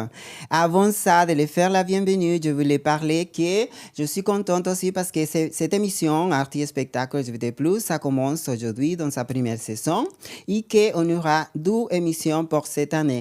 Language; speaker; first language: French; non-native, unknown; Spanish